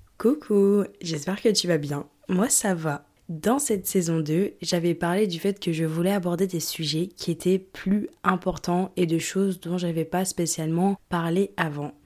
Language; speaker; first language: French; early bilingual, other home language; English